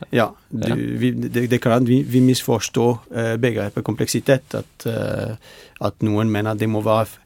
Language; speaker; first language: Norwegian; non-native, fluent; French